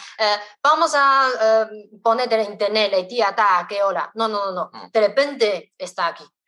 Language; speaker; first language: Spanish; non-native, fluent; Chinese